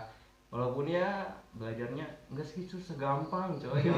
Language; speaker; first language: Malay; native; Malay